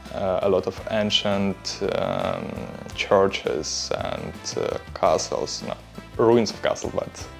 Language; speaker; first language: English; non-native, learner; Russian